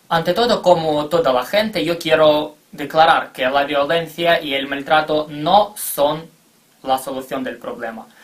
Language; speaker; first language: Spanish; non-native, fluent; Ukrainian